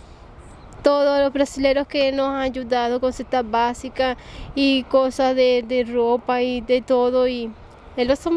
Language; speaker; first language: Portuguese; non-native, learner; Spanish